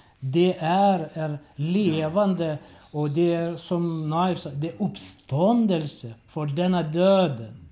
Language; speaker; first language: Swedish; non-native, learner; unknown